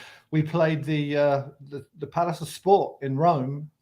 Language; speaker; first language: English; native; English